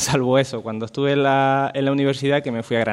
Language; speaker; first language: Spanish; native; Spanish